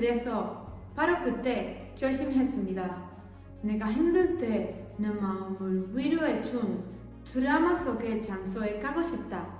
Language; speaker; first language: Korean; non-native, fluent; Spanish